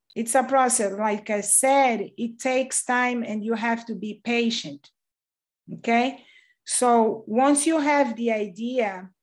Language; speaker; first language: English; non-native, fluent; Portuguese